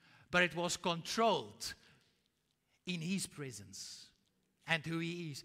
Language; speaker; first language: English; non-native, local second language; Afrikaans